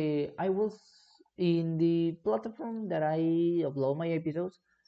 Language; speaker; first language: English; non-native, learner; Spanish